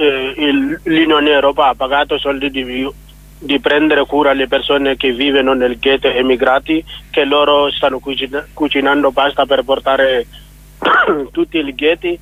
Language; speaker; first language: Italian; non-native, learner; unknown